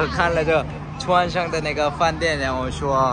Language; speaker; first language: Chinese; non-native, fluent; Korean